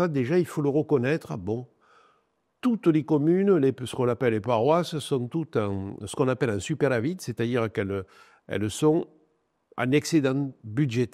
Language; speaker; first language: French; native; French